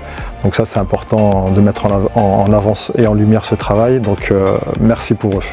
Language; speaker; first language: French; native; French